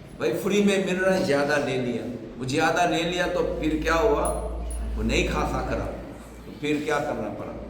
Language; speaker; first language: Urdu; non-native, fluent; Korean